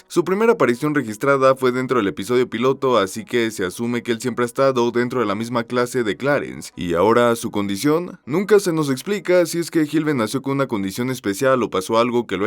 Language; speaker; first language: Spanish; native; Spanish